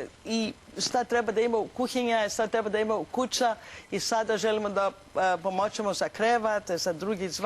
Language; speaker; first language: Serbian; non-native, learner; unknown